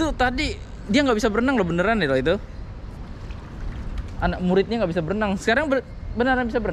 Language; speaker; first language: Indonesian; native; Indonesian